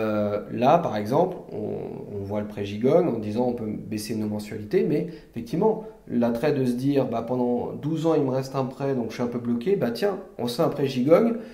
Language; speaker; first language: French; native; French